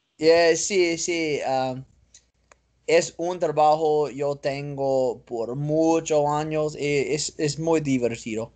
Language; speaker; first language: Spanish; non-native, learner; English